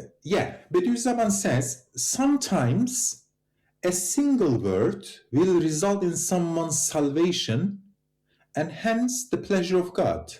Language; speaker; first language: English; non-native, fluent; Turkish